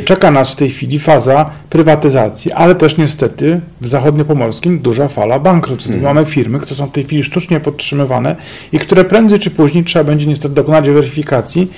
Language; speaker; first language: Polish; native; Polish